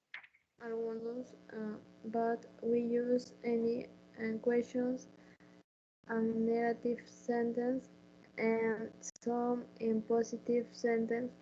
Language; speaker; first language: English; non-native, learner; Spanish